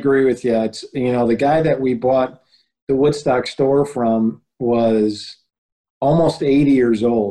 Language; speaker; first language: English; native; English